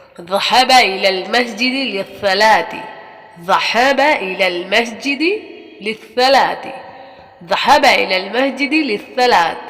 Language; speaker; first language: Arabic; non-native, fluent; Urdu